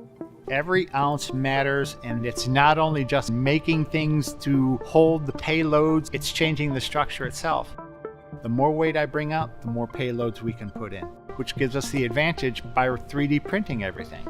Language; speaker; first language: English; native; English